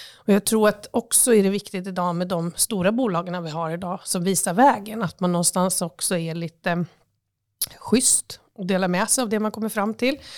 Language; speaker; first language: Swedish; native; Swedish